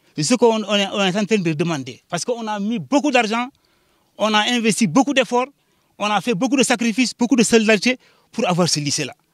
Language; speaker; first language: French; non-native, local second language; Jola-Fonyi